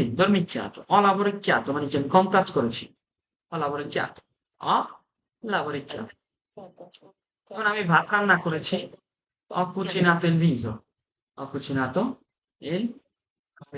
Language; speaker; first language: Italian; non-native, fluent; Bangla